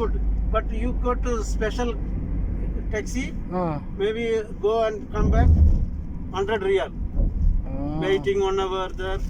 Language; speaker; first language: English; non-native, learner; Malayalam